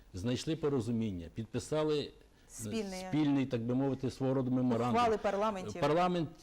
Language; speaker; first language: Ukrainian; native; Ukrainian